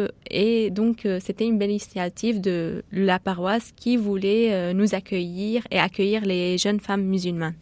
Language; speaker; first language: French; non-native, fluent; Arabic